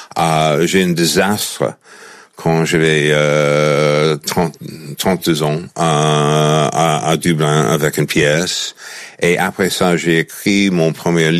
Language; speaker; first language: French; non-native, fluent; English